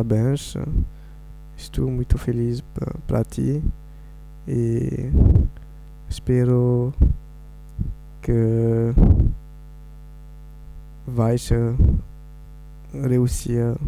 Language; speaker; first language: Portuguese; non-native, learner; French